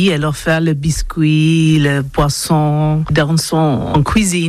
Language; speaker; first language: French; non-native, learner; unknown